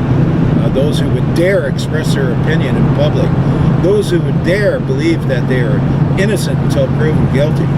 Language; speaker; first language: English; native; English